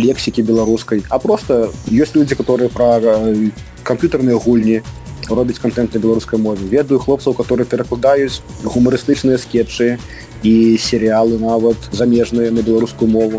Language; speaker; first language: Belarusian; non-native, local second language; Russian